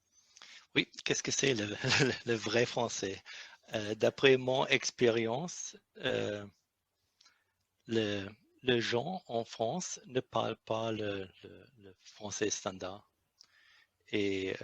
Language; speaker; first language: French; non-native, learner; German